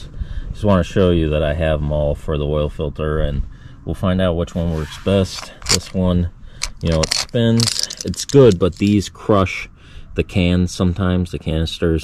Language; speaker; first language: English; native; English